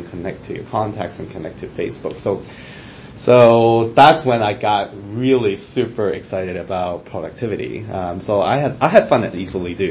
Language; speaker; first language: English; non-native, local second language; Cantonese